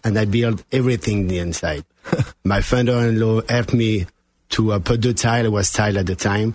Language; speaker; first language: English; non-native, fluent; French